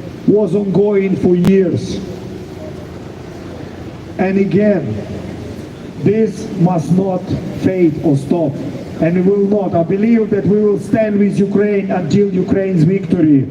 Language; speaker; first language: English; non-native, fluent; Ukrainian